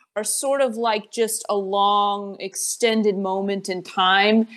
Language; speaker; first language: English; native; English